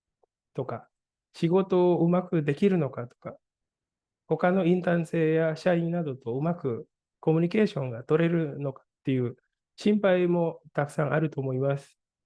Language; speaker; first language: Japanese; non-native, fluent; Indonesian